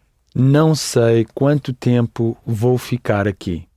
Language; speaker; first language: Portuguese; non-native, learner; English